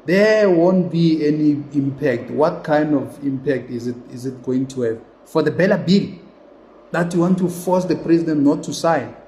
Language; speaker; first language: English; non-native, local second language; Zulu